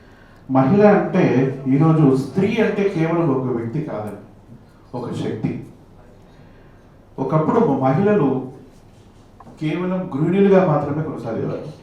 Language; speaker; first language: Telugu; native; Telugu